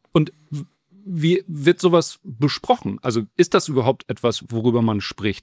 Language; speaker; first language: German; native; German